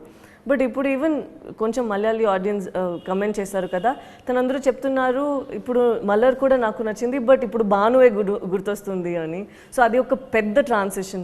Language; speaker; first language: Telugu; non-native, learner; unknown